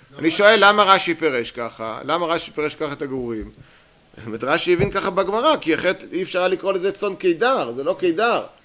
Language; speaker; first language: Hebrew; native; Hebrew